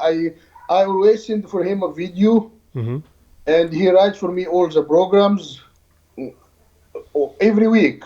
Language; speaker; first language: English; non-native, learner; Arabic